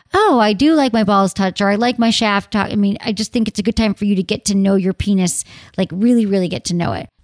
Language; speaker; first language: English; native; English